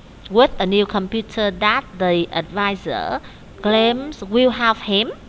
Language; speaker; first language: English; non-native, fluent; Vietnamese